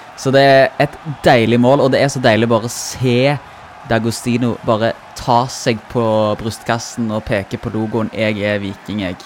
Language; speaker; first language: Norwegian; native; Norwegian